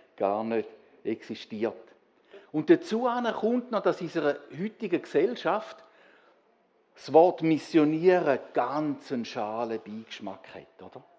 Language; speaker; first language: German; native; German